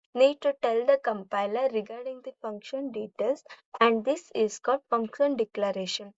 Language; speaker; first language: English; non-native, local second language; Kannada